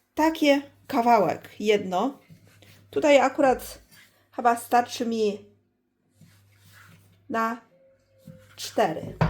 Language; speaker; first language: Polish; non-native, learner; Chinese